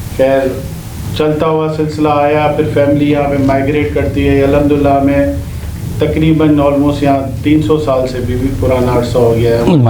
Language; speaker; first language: Urdu; non-native, local second language; Sindhi